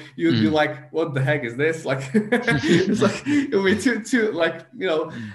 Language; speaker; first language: English; non-native, fluent; Slovak